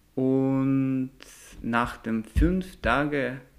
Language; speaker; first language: German; non-native, fluent; Russian